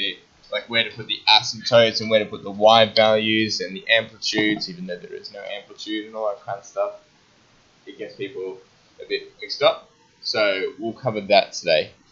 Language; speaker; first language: English; native; English